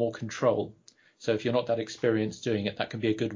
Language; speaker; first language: English; native; English